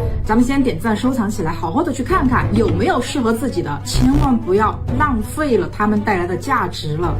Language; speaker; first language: Chinese; native; Chinese